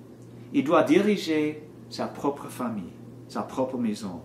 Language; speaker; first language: French; non-native, learner; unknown